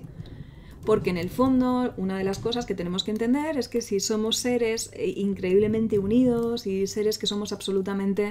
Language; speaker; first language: Spanish; native; Spanish